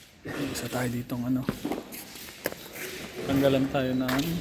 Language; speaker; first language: Filipino; native; Filipino